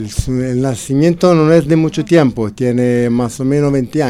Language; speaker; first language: Spanish; non-native, fluent; Italian